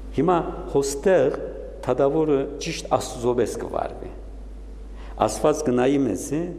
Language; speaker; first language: Armenian; native; Armenian